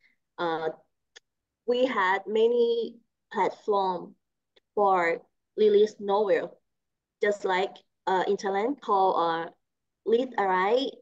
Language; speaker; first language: English; non-native, learner; Thai